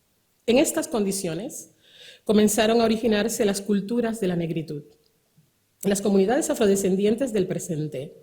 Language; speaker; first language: Spanish; native; Spanish